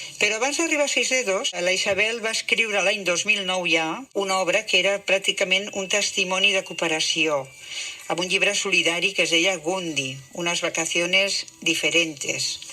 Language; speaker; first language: Catalan; native; Catalan